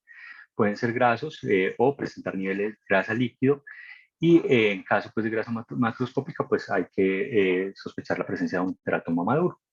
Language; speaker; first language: Spanish; native; Spanish